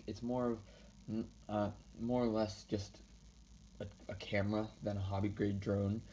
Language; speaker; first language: English; native; English